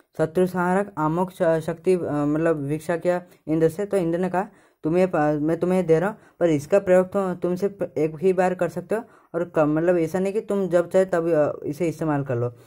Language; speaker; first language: Hindi; native; Hindi